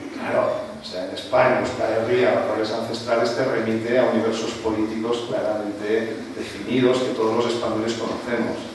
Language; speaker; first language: Spanish; non-native, local second language; Catalan